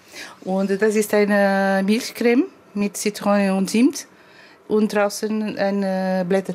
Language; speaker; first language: German; non-native, learner; Portuguese